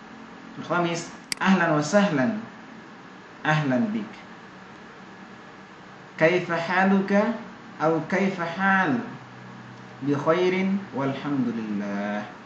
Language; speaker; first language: Arabic; non-native, fluent; Indonesian